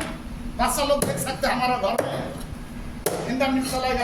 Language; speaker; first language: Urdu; non-native, local second language; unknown